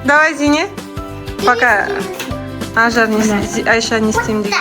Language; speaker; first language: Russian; non-native, local second language; Kazakh